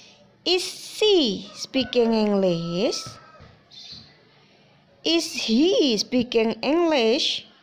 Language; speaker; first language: English; non-native, fluent; Indonesian